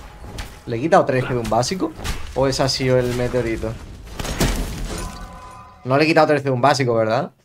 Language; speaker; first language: Spanish; native; Spanish